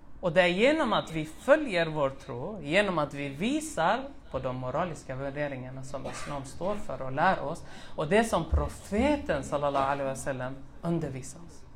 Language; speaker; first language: Swedish; early bilingual, other home language; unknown